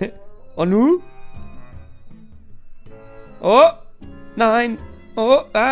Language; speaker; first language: German; native; German